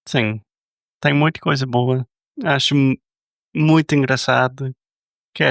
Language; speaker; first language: Portuguese; non-native, fluent; English